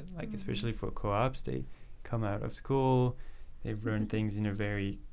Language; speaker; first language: English; non-native, fluent; French